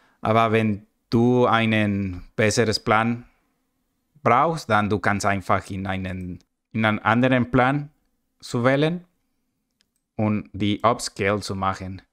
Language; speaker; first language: German; non-native, learner; Spanish